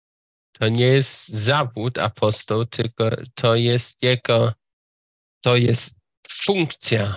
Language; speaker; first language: Polish; non-native, fluent; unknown